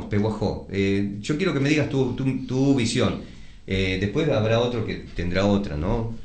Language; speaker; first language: Spanish; native; Spanish